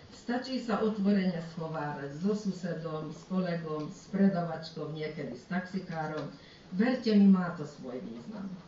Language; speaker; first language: Slovak; early bilingual, heritage; Slovak